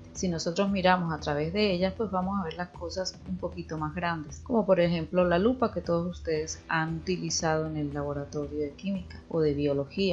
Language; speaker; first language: Spanish; native; Spanish